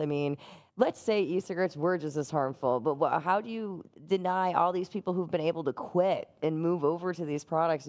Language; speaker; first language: English; native; English